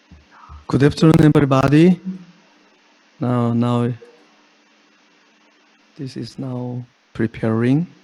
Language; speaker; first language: English; non-native, fluent; Korean